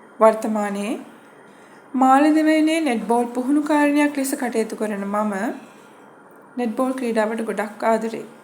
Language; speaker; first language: Sinhala; native; Sinhala